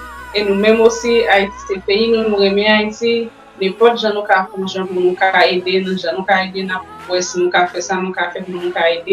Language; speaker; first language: Haitian Creole; early bilingual, heritage; Haitian Creole